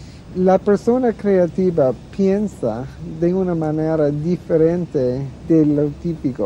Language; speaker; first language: Spanish; non-native, fluent; English